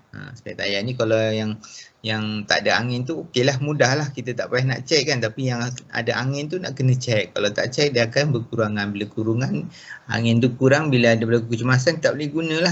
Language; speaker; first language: Malay; native; Malay